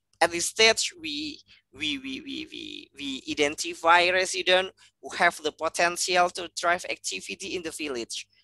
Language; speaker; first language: English; non-native, fluent; Indonesian